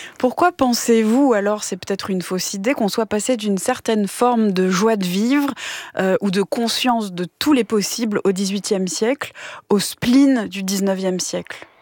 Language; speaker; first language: French; native; French